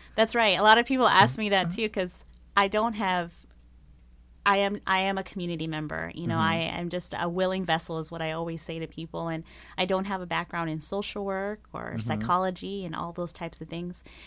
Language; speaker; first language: English; early bilingual, other home language; Spanish